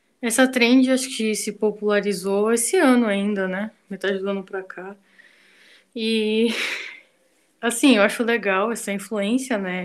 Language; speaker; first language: Portuguese; native; Portuguese